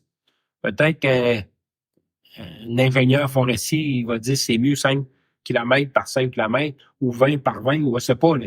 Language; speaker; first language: French; native; French